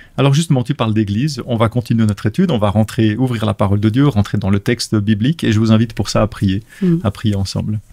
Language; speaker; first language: French; native; French